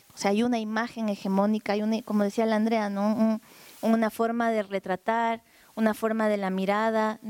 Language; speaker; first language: Spanish; native; Spanish